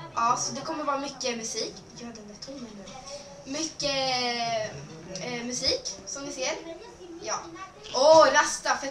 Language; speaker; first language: Swedish; early bilingual, other home language; Spanish